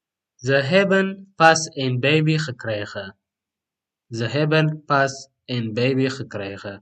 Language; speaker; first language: Dutch; non-native, learner; Tigrinya